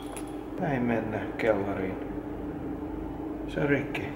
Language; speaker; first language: Finnish; non-native, learner; English